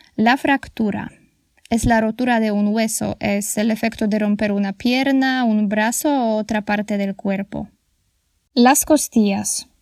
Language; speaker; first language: Spanish; non-native, fluent; Polish